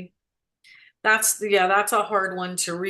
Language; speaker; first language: English; native; English